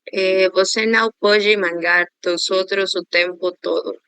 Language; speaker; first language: Portuguese; non-native, learner; Spanish